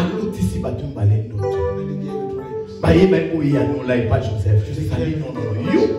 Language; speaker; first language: French; non-native, local second language; Lingala